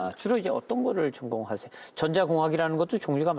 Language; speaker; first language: Korean; native; Korean